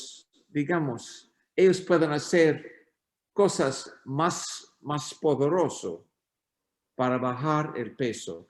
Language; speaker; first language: Spanish; non-native, learner; English